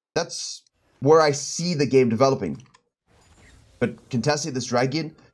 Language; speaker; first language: English; native; English